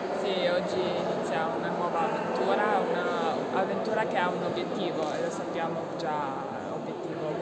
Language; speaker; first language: Italian; non-native, fluent; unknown